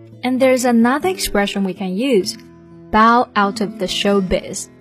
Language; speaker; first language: English; non-native, fluent; Chinese